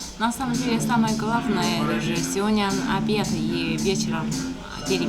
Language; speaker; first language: Russian; non-native, learner; Chinese